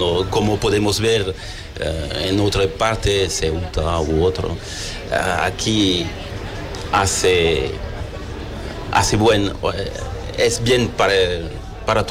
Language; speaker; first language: Spanish; non-native, learner; French